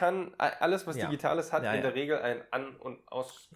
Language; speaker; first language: German; native; German